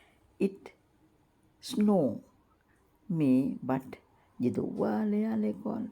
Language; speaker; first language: French; non-native, learner; Sinhala